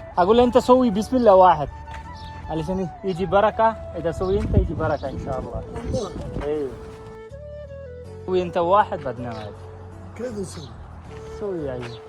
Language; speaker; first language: Arabic; non-native, learner; Bangla